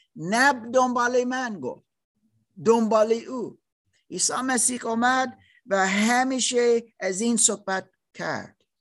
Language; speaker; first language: Persian; non-native, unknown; English